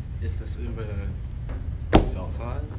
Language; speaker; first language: German; non-native, learner; English